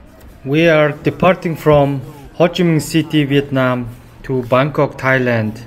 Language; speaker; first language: English; non-native, fluent; Mongolian